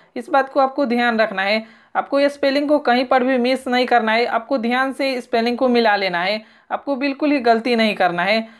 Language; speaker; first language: Hindi; native; Hindi